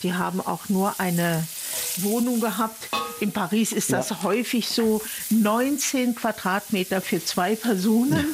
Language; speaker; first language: German; native; German